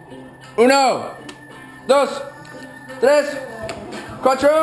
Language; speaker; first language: Spanish; non-native, learner; English